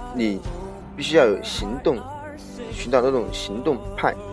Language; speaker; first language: Chinese; native; Chinese